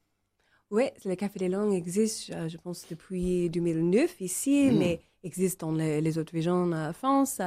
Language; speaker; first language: French; non-native, learner; English